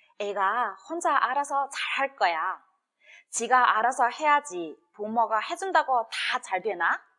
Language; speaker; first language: Korean; non-native, fluent; Chinese